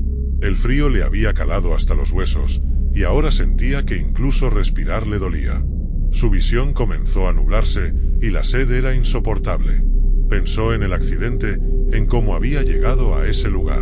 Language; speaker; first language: Spanish; native; Spanish